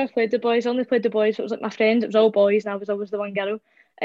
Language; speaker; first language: English; native; English